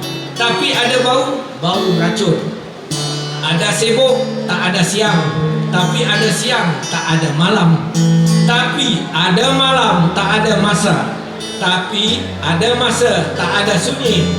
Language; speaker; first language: Malay; native; Malay